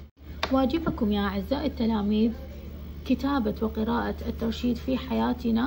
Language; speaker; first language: Arabic; native; Arabic